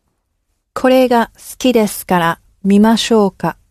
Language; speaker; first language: Japanese; non-native, learner; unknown